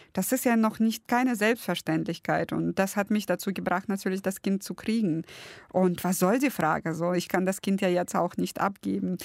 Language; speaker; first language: German; early bilingual, other home language; Russian